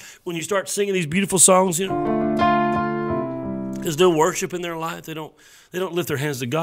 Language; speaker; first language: English; native; English